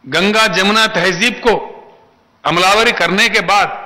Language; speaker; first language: Hindi; non-native, local second language; Telugu